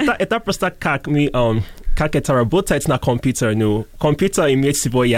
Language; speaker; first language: Russian; non-native, learner; English